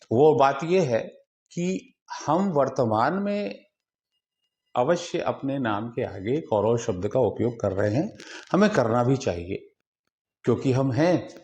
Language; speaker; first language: Hindi; native; Hindi